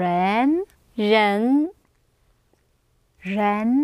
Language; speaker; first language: Chinese; non-native, learner; English